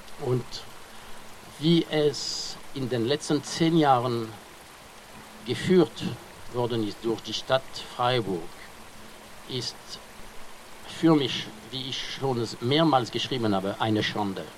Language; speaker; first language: German; non-native, fluent; French